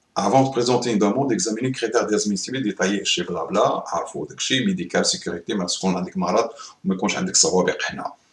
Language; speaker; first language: French; non-native, local second language; Arabic